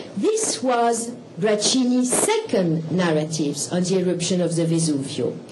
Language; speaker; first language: English; non-native, fluent; French